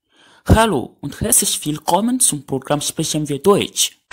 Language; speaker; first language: German; non-native, fluent; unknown